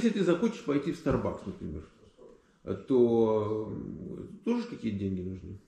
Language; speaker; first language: Russian; native; Russian